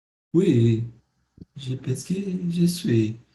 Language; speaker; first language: French; non-native, learner; Portuguese